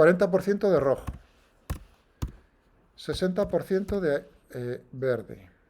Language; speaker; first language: Spanish; native; Spanish